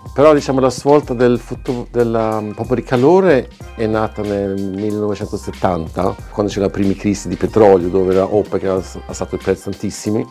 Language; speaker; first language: Italian; non-native, fluent; Swedish